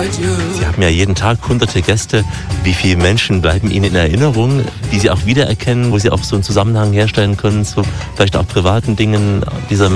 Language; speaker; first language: German; native; German